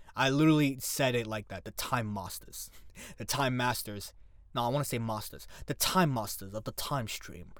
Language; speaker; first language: English; native; English